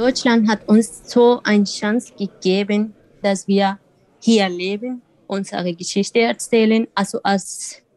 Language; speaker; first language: German; non-native, learner; Kurdish